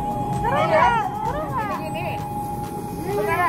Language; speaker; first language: Indonesian; native; Indonesian